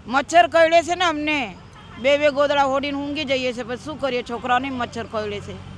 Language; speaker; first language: Gujarati; native; Gujarati